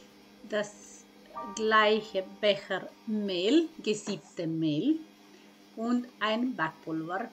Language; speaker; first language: German; non-native, fluent; Croatian